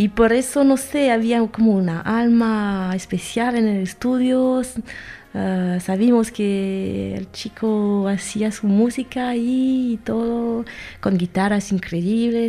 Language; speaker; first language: Spanish; non-native, fluent; French